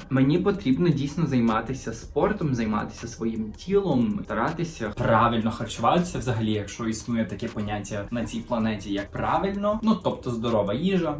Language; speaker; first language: Ukrainian; non-native, local second language; Russian